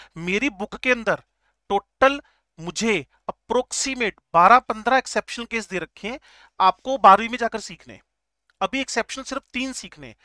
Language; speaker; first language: Hindi; native; Hindi